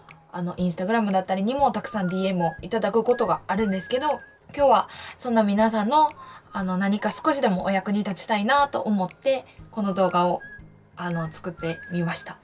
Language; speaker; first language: Japanese; native; Japanese